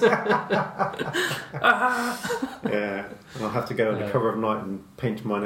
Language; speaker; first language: English; native; English